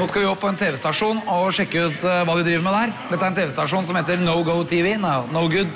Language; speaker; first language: Norwegian; native; Norwegian